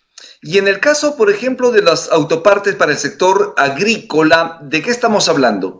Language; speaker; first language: Spanish; native; Spanish